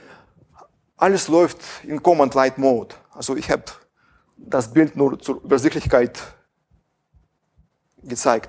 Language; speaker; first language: German; non-native, fluent; Russian